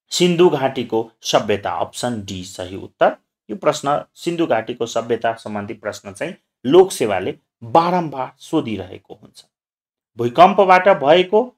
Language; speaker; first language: Nepali; non-native, local second language; Maithili